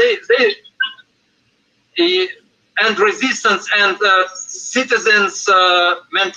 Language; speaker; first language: English; non-native, fluent; Russian